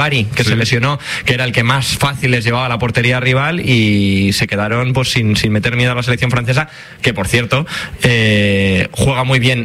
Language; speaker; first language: Spanish; native; Spanish